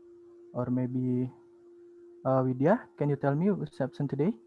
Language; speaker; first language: English; non-native, learner; Indonesian